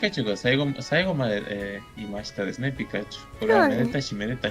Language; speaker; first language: Japanese; non-native, fluent; Spanish